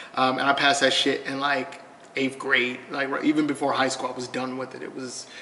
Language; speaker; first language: English; native; English